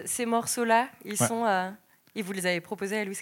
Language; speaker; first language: French; native; French